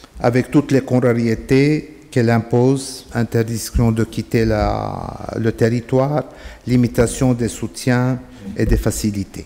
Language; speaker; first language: French; non-native, fluent; Arabic